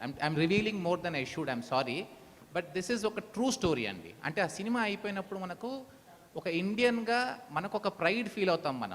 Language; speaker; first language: Telugu; native; Telugu